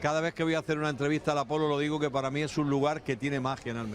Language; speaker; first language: Spanish; native; Spanish